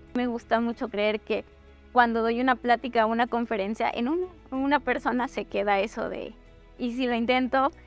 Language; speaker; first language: Spanish; native; Spanish